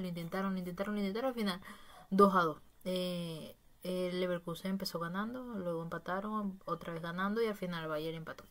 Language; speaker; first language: Spanish; native; Spanish